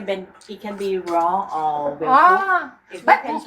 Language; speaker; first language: English; non-native, fluent; Thai